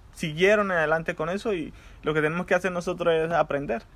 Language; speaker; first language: Spanish; native; Spanish